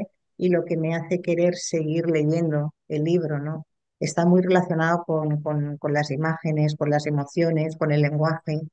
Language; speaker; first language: Spanish; native; Spanish